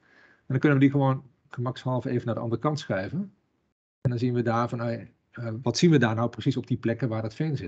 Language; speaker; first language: Dutch; native; Dutch